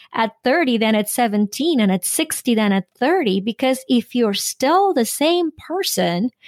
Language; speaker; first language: English; non-native, fluent; Ukrainian